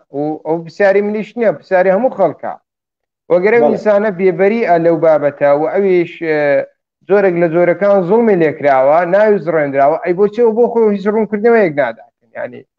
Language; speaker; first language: Central Kurdish; native; Central Kurdish